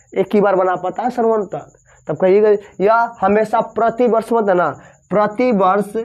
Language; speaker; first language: Hindi; native; Hindi